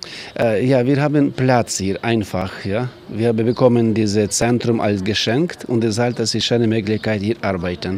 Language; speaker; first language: German; non-native, learner; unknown